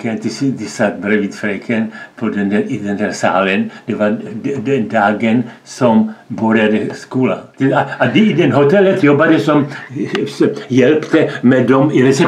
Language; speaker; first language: Swedish; non-native, learner; Czech